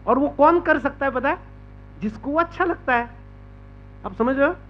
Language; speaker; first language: Hindi; non-native, local second language; Marathi